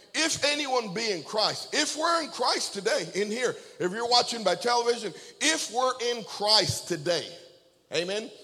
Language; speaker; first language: English; early bilingual, other home language; Spanish